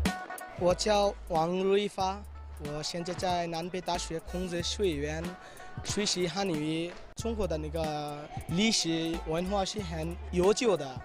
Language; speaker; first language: Chinese; non-native, learner; Bangla